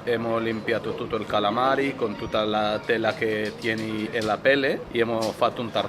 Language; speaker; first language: Italian; non-native, learner; Spanish